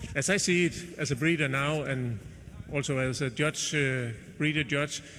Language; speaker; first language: English; non-native, fluent; Danish